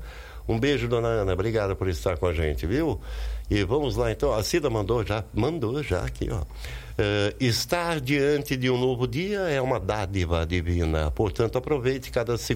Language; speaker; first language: Portuguese; native; Portuguese